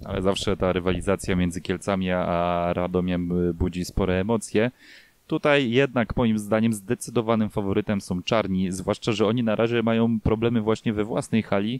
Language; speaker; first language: Polish; native; Polish